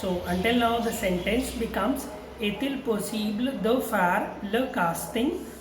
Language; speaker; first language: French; non-native, fluent; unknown